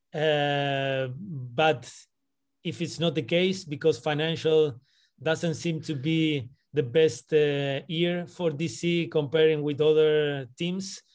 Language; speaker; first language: English; non-native, fluent; Spanish